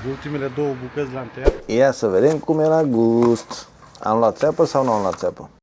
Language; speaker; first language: Romanian; native; Romanian